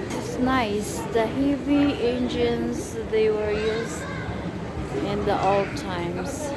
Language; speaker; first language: English; non-native, fluent; Filipino